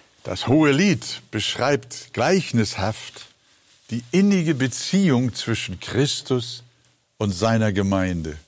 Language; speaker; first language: German; native; German